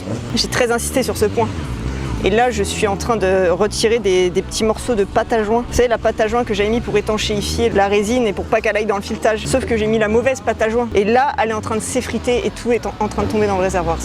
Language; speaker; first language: French; native; French